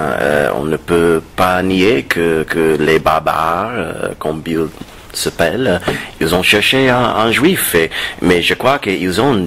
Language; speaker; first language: French; non-native, fluent; English